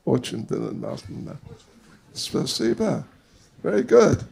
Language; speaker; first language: Russian; non-native, learner; English